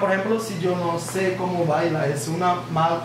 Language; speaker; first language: Spanish; non-native, learner; English